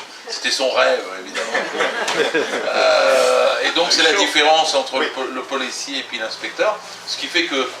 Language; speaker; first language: French; native; French